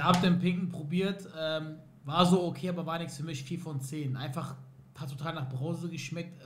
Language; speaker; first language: German; native; German